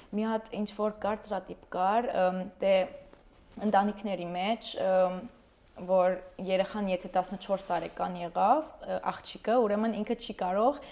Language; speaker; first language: Armenian; early bilingual, heritage; Armenian